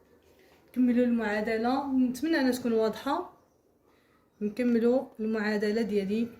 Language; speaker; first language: Arabic; native; Arabic